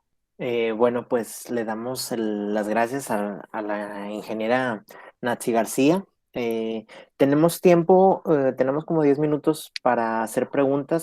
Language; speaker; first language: Spanish; native; Spanish